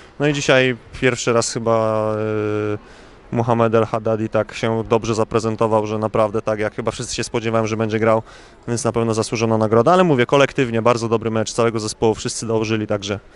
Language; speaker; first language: Polish; native; Polish